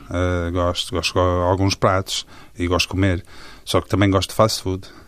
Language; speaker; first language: Portuguese; early bilingual, heritage; Portuguese